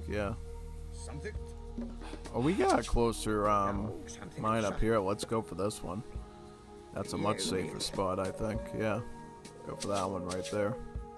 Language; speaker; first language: English; native; English